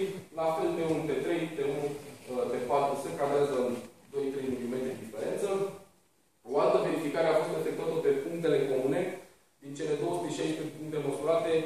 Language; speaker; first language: Romanian; native; Romanian